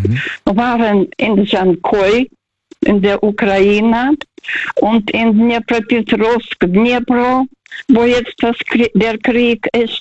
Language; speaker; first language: German; non-native, fluent; Russian